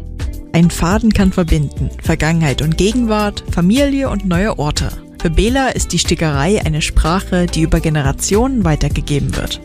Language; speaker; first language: German; native; German